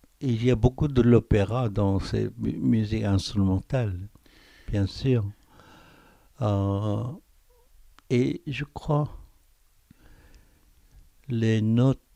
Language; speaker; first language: French; non-native, fluent; Korean